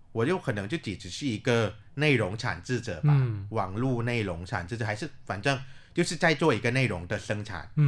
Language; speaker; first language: Chinese; non-native, fluent; Thai